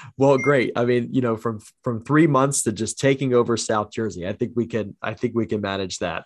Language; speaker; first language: English; native; English